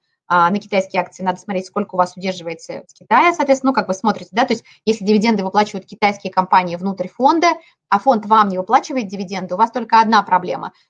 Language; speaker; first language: Russian; native; Russian